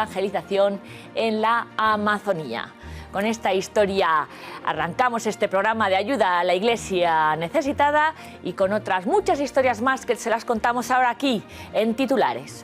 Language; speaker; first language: Spanish; native; Spanish